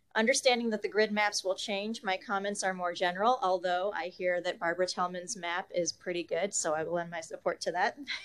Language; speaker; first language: English; native; English